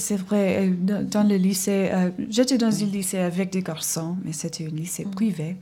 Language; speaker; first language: French; non-native, learner; English